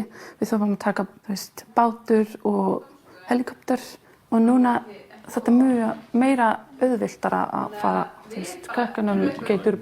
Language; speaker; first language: Icelandic; non-native, learner; Kalaallisut